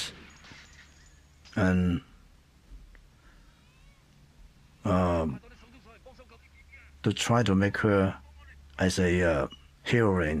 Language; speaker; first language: English; non-native, local second language; Cantonese